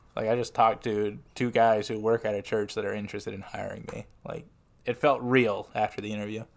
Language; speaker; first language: English; native; English